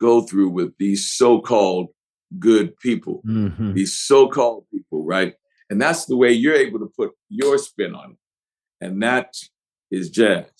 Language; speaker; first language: English; native; English